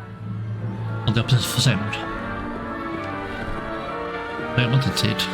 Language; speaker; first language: Swedish; non-native, learner; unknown